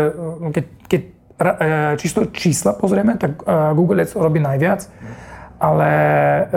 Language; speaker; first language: Slovak; non-native, fluent; Russian